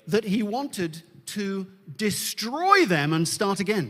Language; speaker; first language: English; native; English